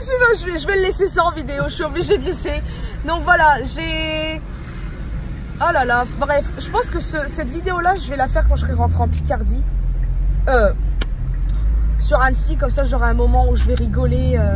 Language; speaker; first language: French; native; French